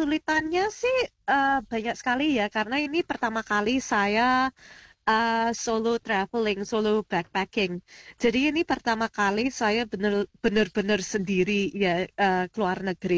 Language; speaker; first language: Indonesian; early bilingual, heritage; Indonesian